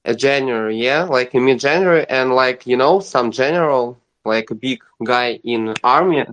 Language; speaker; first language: English; non-native, learner; Russian